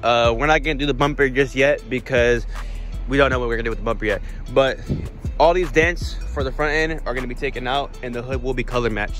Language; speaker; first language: English; native; English